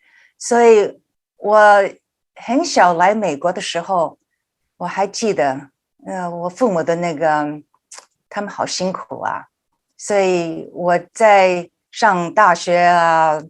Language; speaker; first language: Chinese; early bilingual, heritage; Chinese